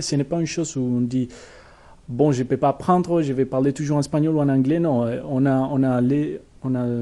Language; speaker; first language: French; non-native, fluent; Spanish